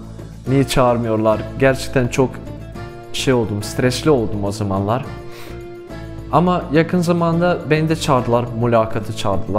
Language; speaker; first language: Turkish; non-native, fluent; Bosnian